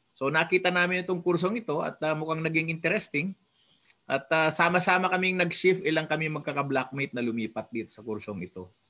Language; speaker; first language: Filipino; non-native, local second language; Iloko